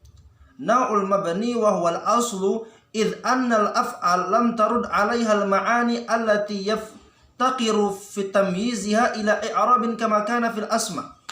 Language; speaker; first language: Arabic; non-native, learner; Indonesian